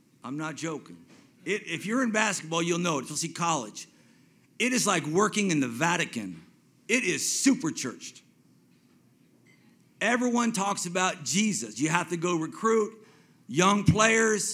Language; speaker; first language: English; native; English